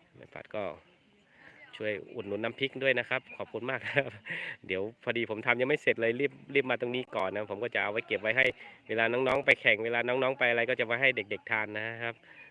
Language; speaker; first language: Thai; native; Thai